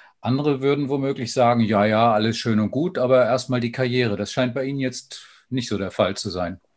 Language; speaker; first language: German; native; German